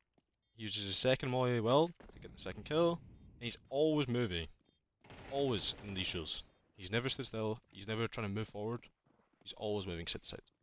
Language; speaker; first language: English; native; English